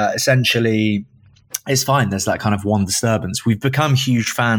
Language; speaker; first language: English; native; English